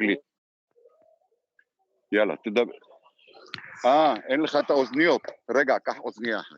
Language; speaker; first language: Indonesian; non-native, learner; Hebrew